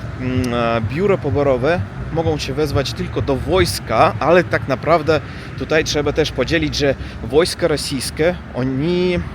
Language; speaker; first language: Polish; non-native, learner; Russian